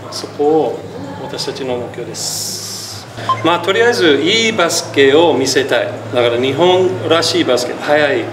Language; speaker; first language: Japanese; non-native, fluent; English